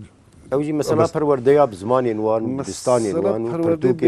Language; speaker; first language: Kurdish; native; Kurdish